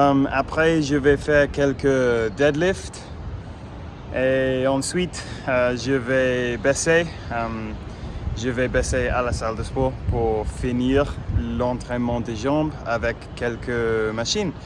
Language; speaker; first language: French; non-native, fluent; English